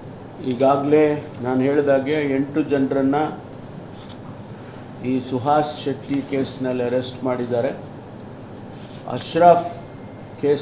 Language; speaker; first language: Kannada; native; Kannada